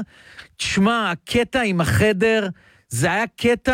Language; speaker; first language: Hebrew; native; Hebrew